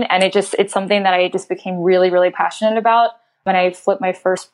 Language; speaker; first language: English; native; English